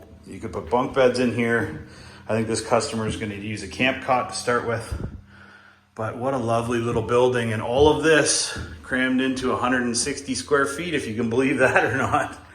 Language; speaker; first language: English; native; English